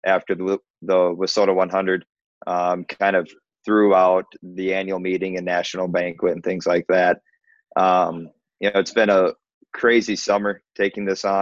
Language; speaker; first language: English; native; English